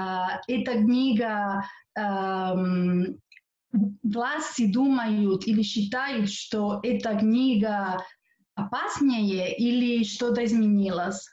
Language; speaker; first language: Russian; non-native, fluent; Catalan